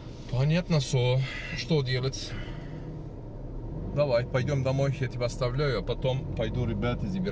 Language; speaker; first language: Russian; non-native, learner; Turkish